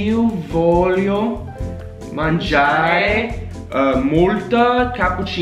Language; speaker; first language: Italian; non-native, learner; English